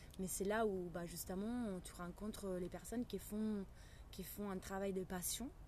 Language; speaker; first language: French; non-native, fluent; Italian